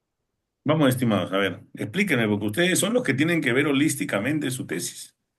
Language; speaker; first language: Spanish; native; Spanish